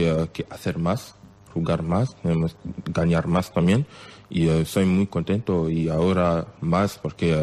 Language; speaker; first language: Spanish; non-native, learner; French